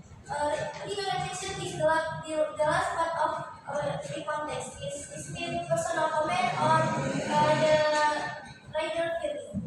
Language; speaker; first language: English; non-native, learner; Indonesian